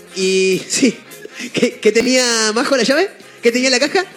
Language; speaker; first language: Spanish; native; Spanish